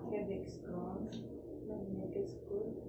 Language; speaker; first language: English; non-native, learner; Spanish